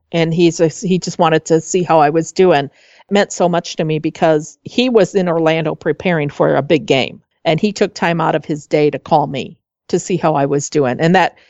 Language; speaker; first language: English; native; English